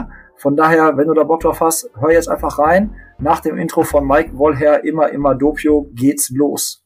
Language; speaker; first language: German; native; German